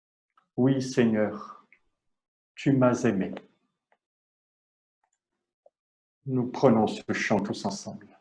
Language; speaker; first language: French; native; French